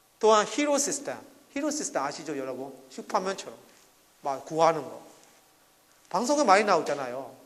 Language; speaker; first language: Korean; non-native, fluent; Burmese